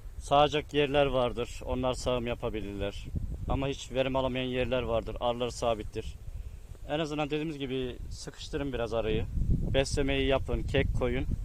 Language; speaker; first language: Turkish; native; Turkish